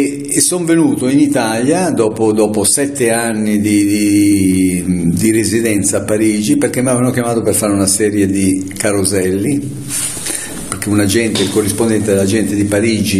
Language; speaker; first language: Italian; native; Italian